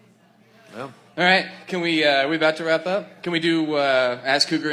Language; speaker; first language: English; native; English